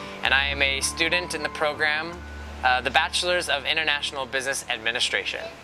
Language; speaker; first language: English; native; English